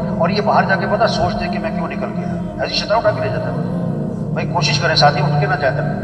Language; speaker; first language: Urdu; non-native, local second language; Pashto